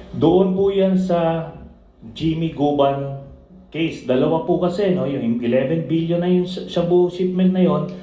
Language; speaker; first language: Filipino; native; Filipino